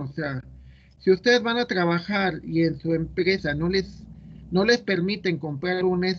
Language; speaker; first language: Spanish; native; Spanish